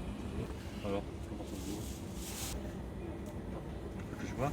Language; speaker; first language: French; native; French